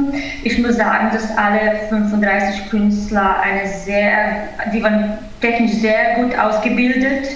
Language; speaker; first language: German; non-native, fluent; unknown